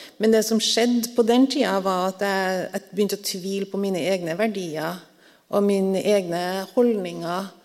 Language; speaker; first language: Norwegian; native; Norwegian